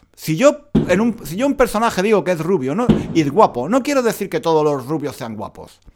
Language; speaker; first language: Spanish; native; Spanish